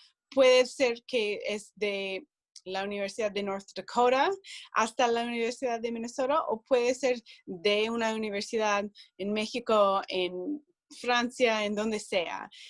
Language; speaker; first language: Spanish; non-native, fluent; English